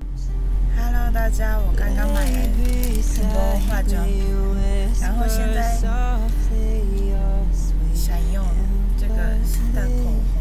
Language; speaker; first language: Chinese; early bilingual, heritage; Chinese